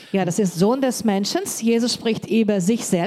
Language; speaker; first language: German; non-native, learner; Portuguese